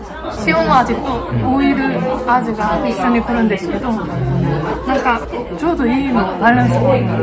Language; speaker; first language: Japanese; non-native, learner; Korean